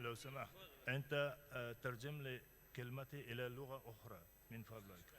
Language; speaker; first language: Arabic; non-native, learner; Uzbek